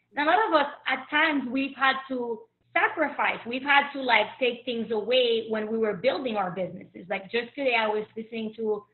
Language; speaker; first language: English; early bilingual, other home language; Haitian Creole